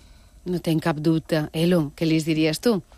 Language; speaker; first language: Catalan; native; Catalan